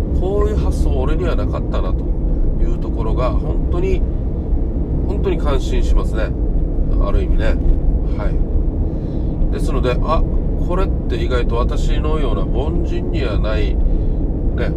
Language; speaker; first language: Japanese; native; Japanese